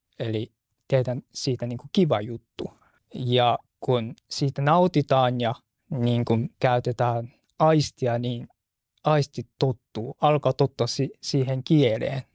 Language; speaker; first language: Finnish; non-native, fluent; Japanese